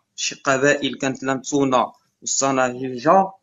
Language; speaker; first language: Arabic; native; Arabic